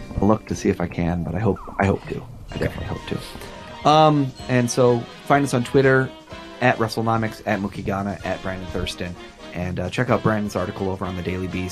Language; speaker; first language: English; native; English